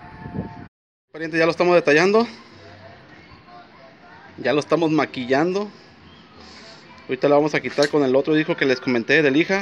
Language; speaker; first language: Spanish; native; Spanish